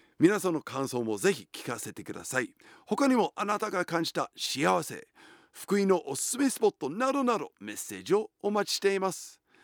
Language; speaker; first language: Japanese; non-native, fluent; English